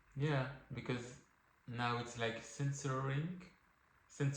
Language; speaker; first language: English; non-native, learner; French